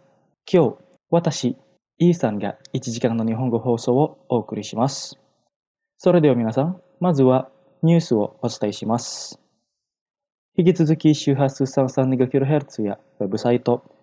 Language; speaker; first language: Japanese; non-native, fluent; Indonesian